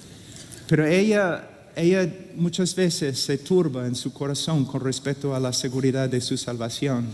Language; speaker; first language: Spanish; non-native, fluent; English